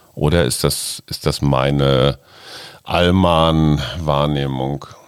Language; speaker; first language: German; native; German